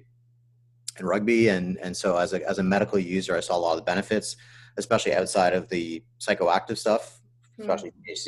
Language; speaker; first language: English; native; English